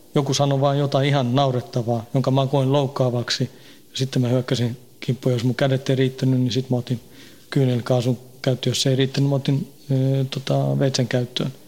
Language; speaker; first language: Finnish; early bilingual, heritage; Finnish